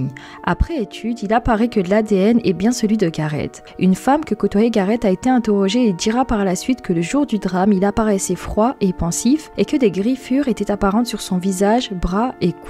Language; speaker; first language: French; native; French